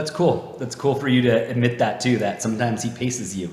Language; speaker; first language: English; native; English